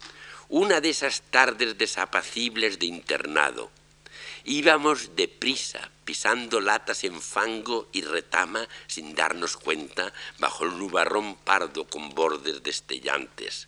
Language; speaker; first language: Spanish; native; Spanish